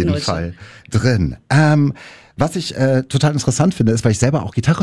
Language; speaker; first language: German; native; German